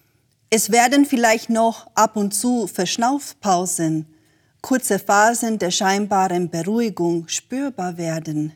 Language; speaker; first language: German; native; German